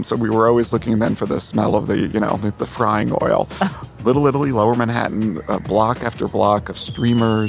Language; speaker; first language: English; native; English